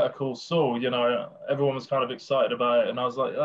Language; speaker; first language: English; native; English